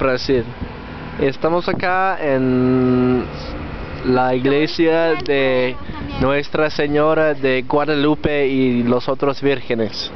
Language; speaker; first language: Spanish; non-native, learner; English